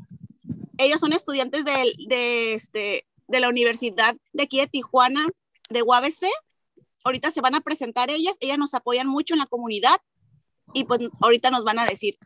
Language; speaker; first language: Spanish; native; Spanish